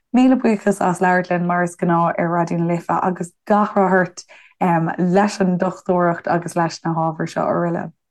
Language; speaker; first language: Irish; non-native, local second language; English